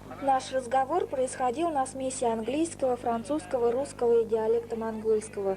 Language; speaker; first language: Russian; native; Russian